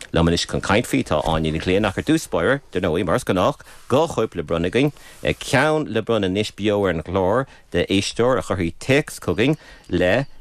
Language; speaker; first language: Irish; native; Irish